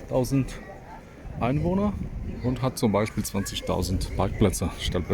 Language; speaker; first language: German; non-native, fluent; Polish